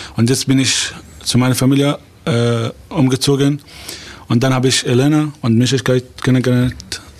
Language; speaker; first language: German; non-native, fluent; Arabic